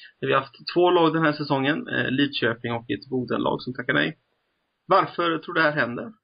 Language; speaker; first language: Swedish; native; Swedish